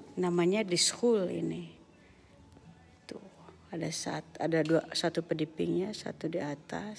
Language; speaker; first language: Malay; non-native, local second language; Sundanese